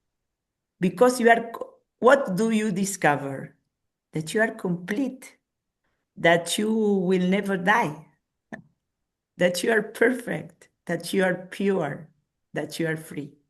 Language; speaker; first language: English; non-native, fluent; Spanish